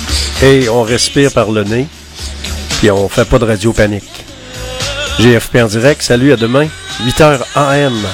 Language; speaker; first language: French; native; French